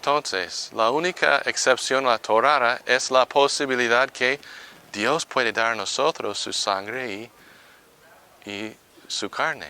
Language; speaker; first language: Spanish; non-native, fluent; English